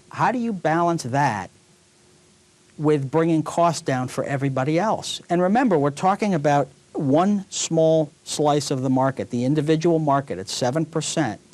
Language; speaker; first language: English; native; English